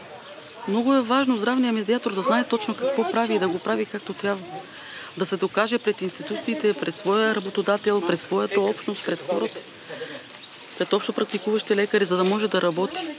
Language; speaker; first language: Bulgarian; native; Bulgarian